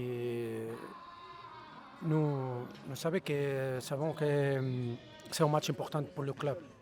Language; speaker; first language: French; non-native, learner; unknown